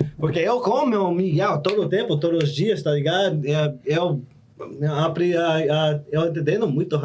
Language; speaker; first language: Portuguese; non-native, learner; English